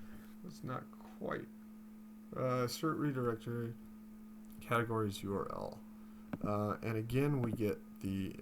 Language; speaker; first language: English; native; English